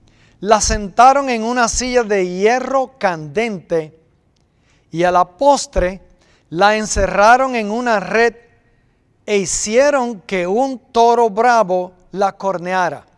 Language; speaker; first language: Spanish; native; Spanish